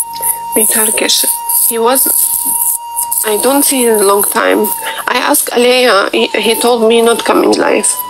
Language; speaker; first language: English; non-native, learner; Arabic